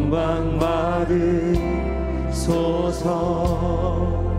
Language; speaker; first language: Korean; native; Korean